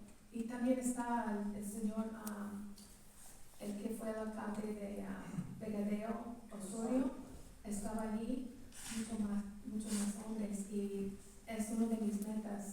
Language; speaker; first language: Spanish; early bilingual, heritage; English